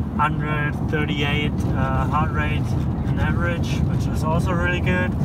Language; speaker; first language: English; non-native, fluent; German